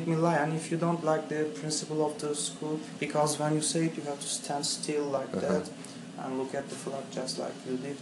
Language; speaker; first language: English; non-native, fluent; Turkish